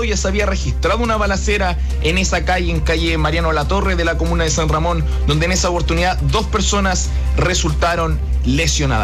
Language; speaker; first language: Spanish; native; Spanish